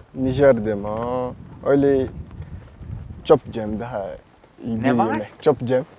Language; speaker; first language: Turkish; non-native, learner; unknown